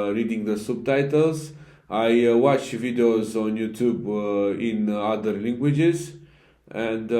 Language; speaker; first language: English; non-native, fluent; Romanian